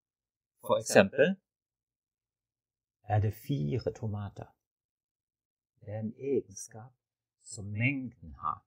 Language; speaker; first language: Norwegian; non-native, fluent; German